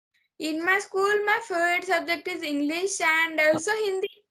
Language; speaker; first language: English; non-native, learner; Marathi